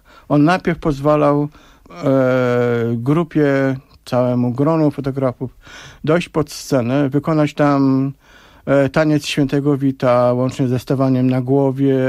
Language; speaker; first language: Polish; native; Polish